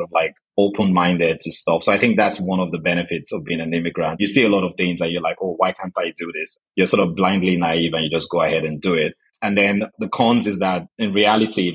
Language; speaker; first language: English; non-native, local second language; Yoruba